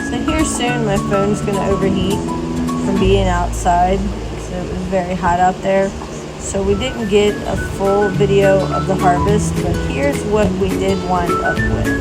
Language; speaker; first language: English; native; English